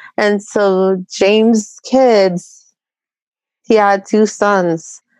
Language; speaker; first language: English; early bilingual, other home language; Spanish